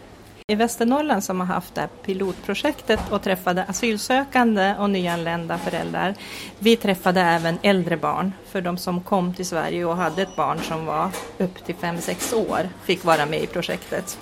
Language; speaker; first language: Swedish; native; Swedish